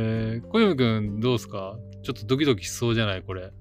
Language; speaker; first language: Japanese; native; Japanese